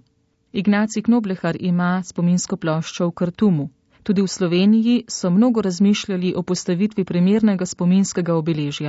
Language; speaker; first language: Slovenian; native; Slovenian